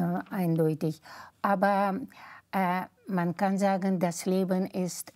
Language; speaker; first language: German; non-native, fluent; Russian